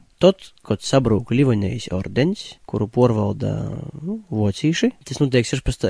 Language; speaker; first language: Latvian; native; Latvian